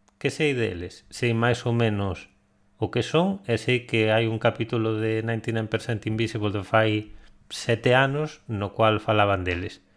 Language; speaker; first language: Galician; non-native, local second language; Spanish